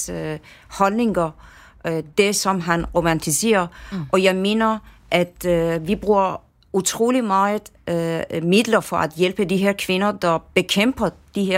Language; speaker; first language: Danish; non-native, fluent; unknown